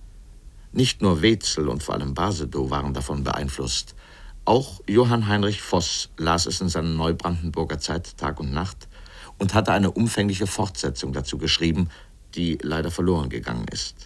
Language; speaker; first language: German; native; German